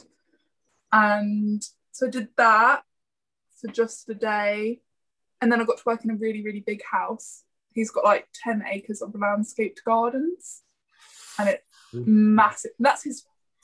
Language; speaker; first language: English; native; English